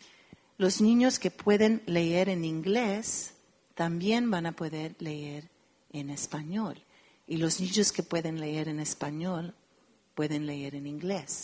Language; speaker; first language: Spanish; early bilingual, heritage; Spanish